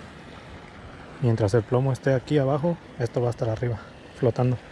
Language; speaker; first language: Spanish; native; Spanish